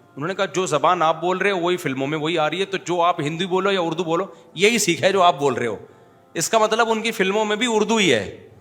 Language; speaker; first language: Urdu; native; Urdu